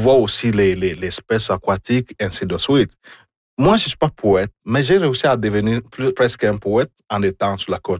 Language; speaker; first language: French; non-native, fluent; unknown